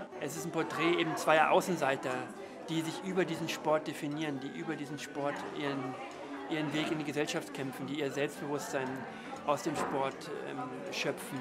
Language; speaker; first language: German; native; German